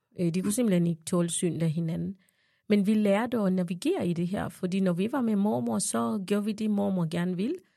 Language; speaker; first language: Danish; non-native, fluent; Ganda